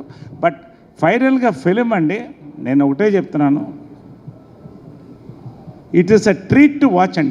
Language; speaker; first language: Telugu; native; Telugu